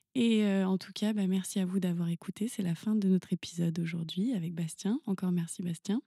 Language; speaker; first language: French; native; French